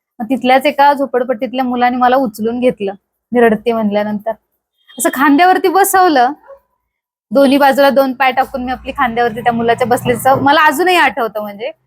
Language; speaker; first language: Marathi; native; Marathi